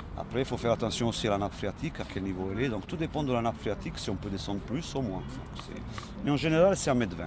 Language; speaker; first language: French; non-native, local second language; Italian